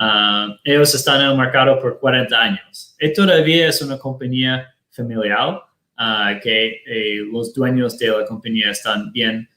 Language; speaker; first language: Spanish; non-native, fluent; Portuguese